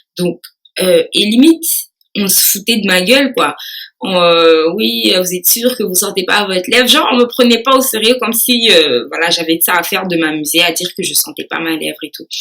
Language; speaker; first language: French; early bilingual, other home language; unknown